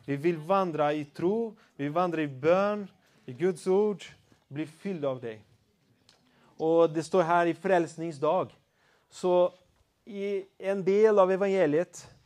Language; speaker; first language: Swedish; non-native, fluent; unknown